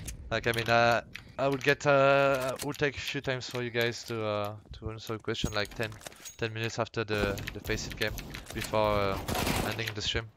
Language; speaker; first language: English; non-native, fluent; French